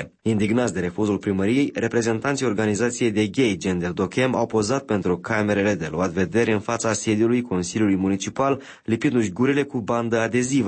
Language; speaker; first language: Romanian; native; Romanian